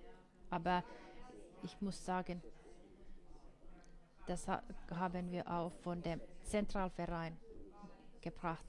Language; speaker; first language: German; non-native, fluent; Finnish